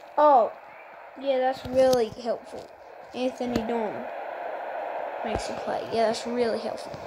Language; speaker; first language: English; native; English